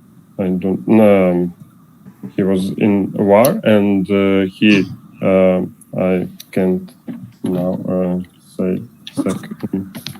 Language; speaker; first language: English; non-native, learner; Russian